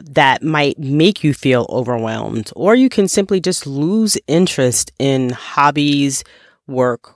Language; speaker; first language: English; native; English